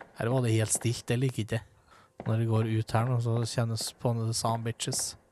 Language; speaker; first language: Norwegian; native; Norwegian